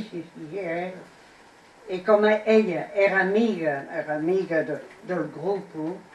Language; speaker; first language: Spanish; non-native, fluent; French